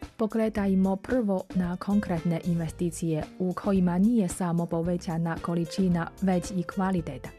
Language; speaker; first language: Croatian; non-native, fluent; Chinese